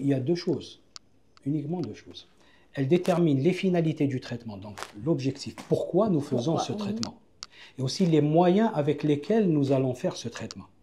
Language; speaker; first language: French; non-native, local second language; Arabic